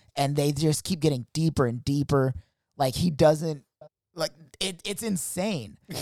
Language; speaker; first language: English; native; English